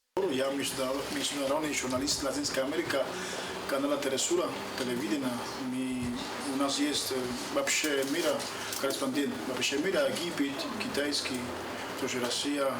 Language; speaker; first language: Russian; non-native, learner; Spanish